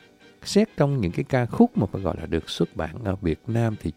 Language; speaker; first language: Vietnamese; native; Vietnamese